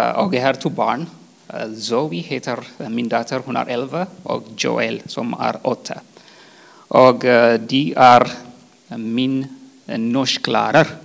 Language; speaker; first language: Swedish; non-native, fluent; Tigrinya